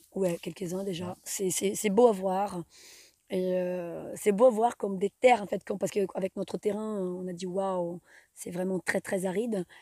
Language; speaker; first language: French; non-native, fluent; Portuguese